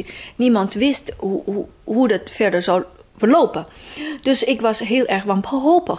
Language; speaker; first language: Dutch; non-native, fluent; Chinese